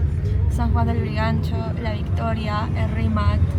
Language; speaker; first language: Spanish; native; Spanish